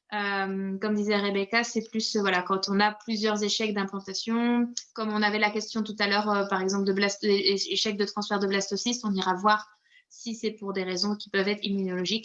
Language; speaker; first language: French; native; French